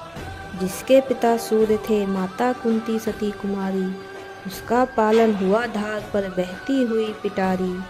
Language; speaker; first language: Hindi; native; Hindi